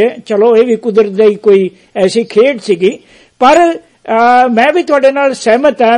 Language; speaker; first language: Punjabi; native; Punjabi